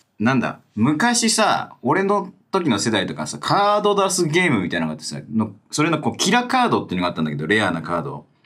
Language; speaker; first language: Japanese; native; Japanese